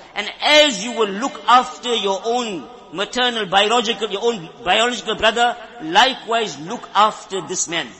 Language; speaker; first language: English; native; English